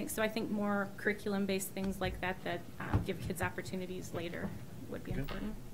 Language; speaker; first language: English; native; English